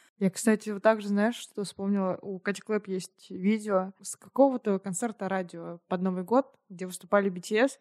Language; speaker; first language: Russian; native; Russian